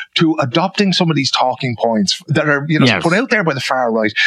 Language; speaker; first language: English; native; English